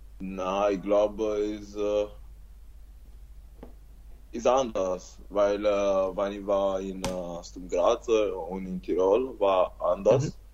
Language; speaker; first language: German; non-native, learner; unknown